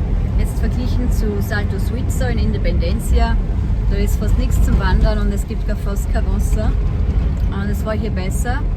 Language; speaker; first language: German; native; German